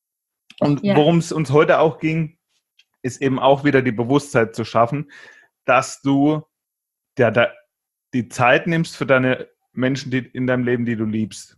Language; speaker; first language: German; native; German